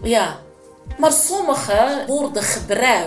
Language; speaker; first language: Dutch; non-native, learner; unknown